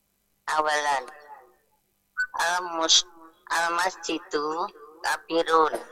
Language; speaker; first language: Arabic; non-native, learner; Indonesian